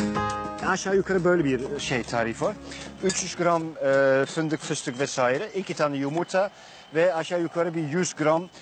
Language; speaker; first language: Turkish; non-native, learner; Dutch